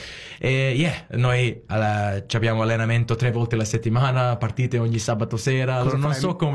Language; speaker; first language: Italian; early bilingual, heritage; Italian